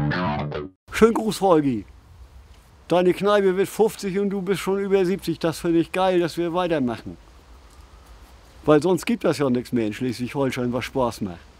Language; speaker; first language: German; native; German